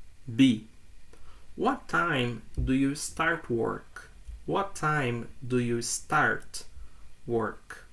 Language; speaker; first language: English; non-native, fluent; Portuguese